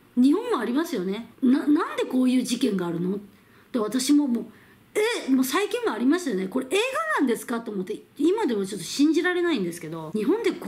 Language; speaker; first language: Japanese; non-native, fluent; Korean